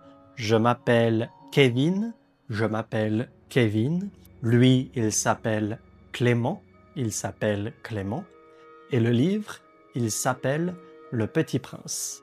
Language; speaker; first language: French; native; French